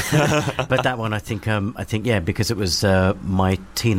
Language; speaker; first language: English; native; English